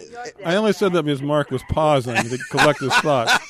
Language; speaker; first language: English; native; English